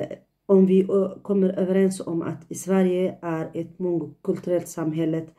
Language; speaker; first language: Swedish; non-native, fluent; Tigrinya